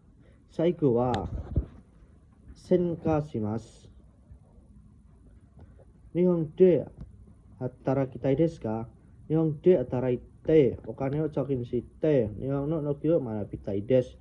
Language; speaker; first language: Japanese; non-native, learner; Indonesian